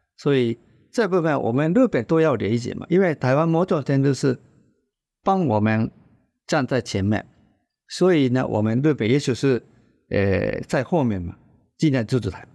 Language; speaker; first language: Chinese; non-native, fluent; Japanese